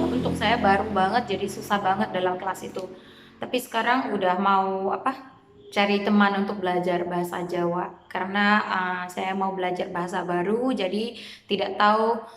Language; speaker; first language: Indonesian; non-native, fluent; Khmer